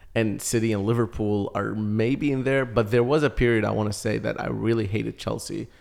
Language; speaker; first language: English; early bilingual, other home language; Arabic